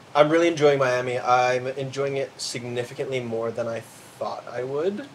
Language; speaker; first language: English; native; English